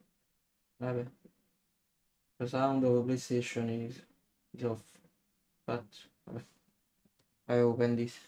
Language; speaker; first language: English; non-native, learner; Italian